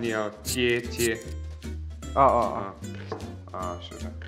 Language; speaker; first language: Chinese; non-native, learner; German